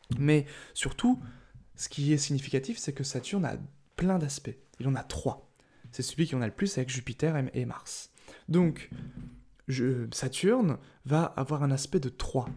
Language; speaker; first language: French; native; French